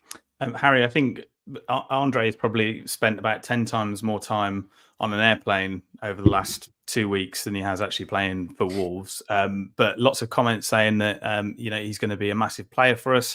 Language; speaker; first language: English; native; English